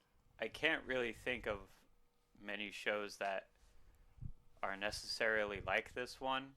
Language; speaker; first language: English; native; English